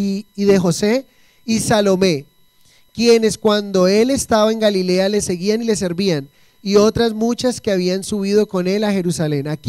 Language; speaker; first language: Spanish; native; Spanish